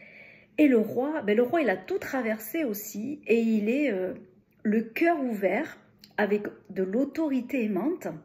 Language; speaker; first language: French; native; French